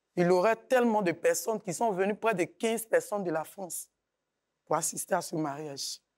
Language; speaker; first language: French; native; French